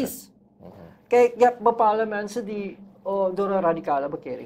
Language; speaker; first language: Dutch; non-native, local second language; Sranan Tongo